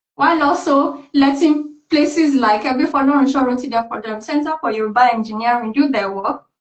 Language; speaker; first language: English; non-native, local second language; Yoruba